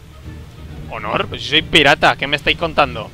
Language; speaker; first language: Spanish; native; Spanish